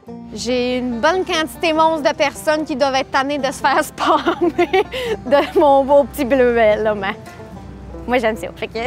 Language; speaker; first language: French; native; French